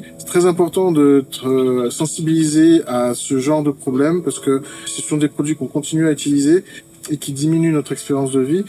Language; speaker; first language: French; native; French